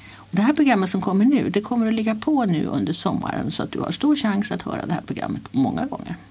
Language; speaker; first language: Swedish; native; Swedish